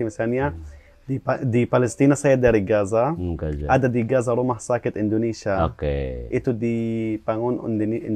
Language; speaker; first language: Indonesian; non-native, fluent; Arabic